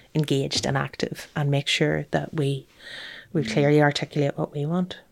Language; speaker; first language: English; native; English